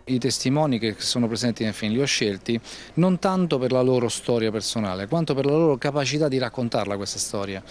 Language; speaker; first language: Italian; native; Italian